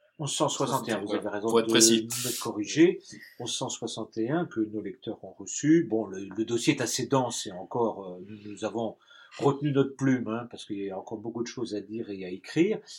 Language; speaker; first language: French; native; French